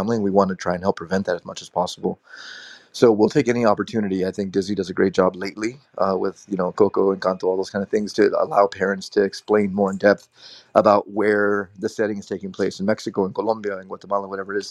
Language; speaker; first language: English; native; English